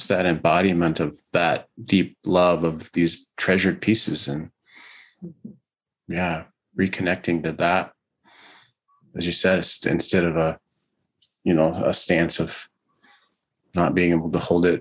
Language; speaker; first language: English; native; English